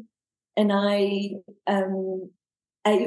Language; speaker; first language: English; non-native, fluent; French